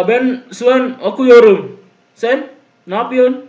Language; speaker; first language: Turkish; non-native, learner; Indonesian